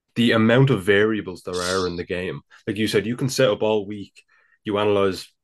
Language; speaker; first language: English; native; English